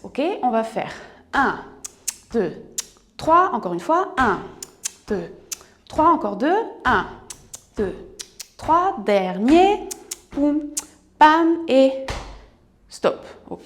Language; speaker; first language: French; native; French